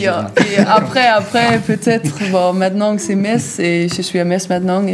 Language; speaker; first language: French; non-native, learner; Danish